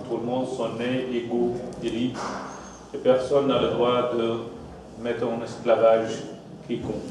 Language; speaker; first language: French; non-native, fluent; Arabic